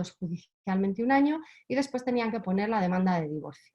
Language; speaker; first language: Spanish; native; Spanish